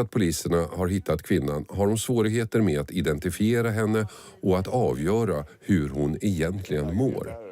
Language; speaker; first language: Swedish; native; Swedish